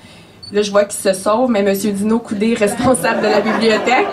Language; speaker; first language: French; native; French